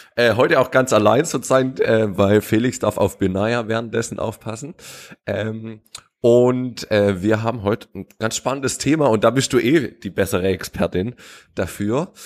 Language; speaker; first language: German; native; German